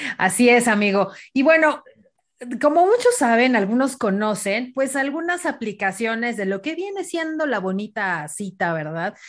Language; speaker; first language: Spanish; native; Spanish